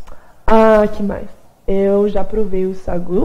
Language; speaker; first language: Portuguese; non-native, fluent; English